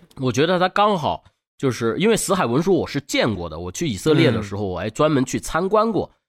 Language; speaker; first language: Chinese; native; Chinese